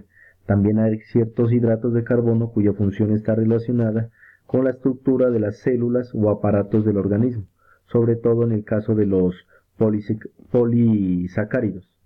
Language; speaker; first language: Spanish; native; Spanish